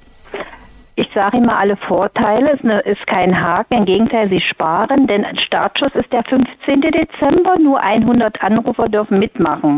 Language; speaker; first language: German; native; German